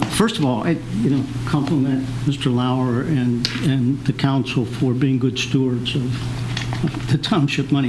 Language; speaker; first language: English; native; English